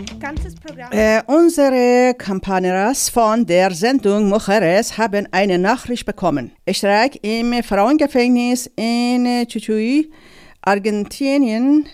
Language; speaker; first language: German; non-native, fluent; Persian